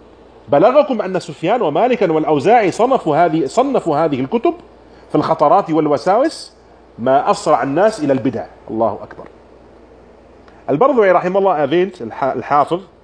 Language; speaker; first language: Arabic; non-native, fluent; German